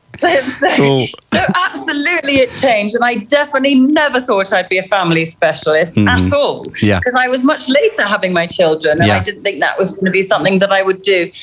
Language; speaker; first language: English; native; English